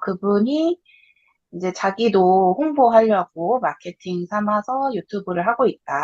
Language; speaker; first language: Korean; native; Korean